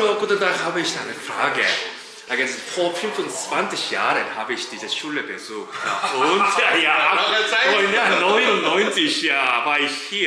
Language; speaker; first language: German; non-native, learner; Korean